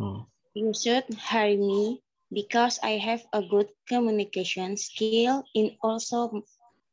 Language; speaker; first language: English; non-native, learner; Indonesian